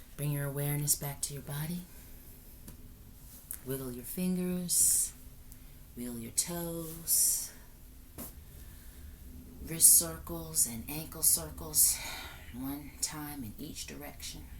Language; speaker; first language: English; native; English